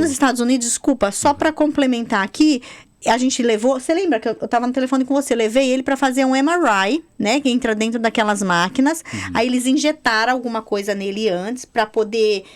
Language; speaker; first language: Portuguese; native; Portuguese